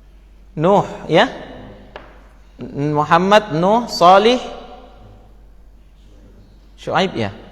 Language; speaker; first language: Arabic; non-native, fluent; Indonesian